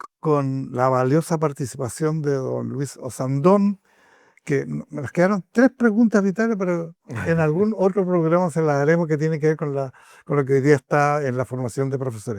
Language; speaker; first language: Spanish; native; Spanish